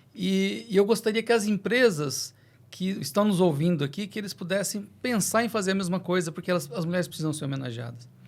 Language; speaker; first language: Portuguese; native; Portuguese